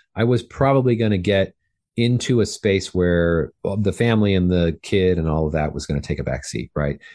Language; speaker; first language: English; native; English